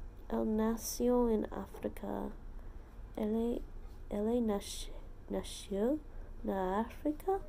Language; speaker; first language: Spanish; non-native, learner; English